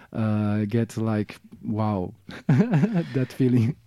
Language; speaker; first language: English; non-native, fluent; Portuguese